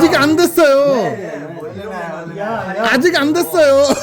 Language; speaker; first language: Korean; non-native, learner; Bangla